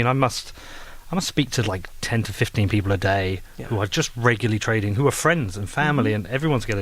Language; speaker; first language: English; native; English